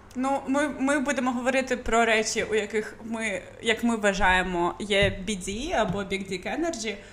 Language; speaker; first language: Ukrainian; non-native, local second language; Russian